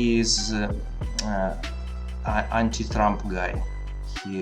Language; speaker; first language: English; non-native, learner; Russian